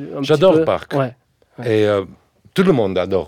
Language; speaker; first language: French; non-native, fluent; English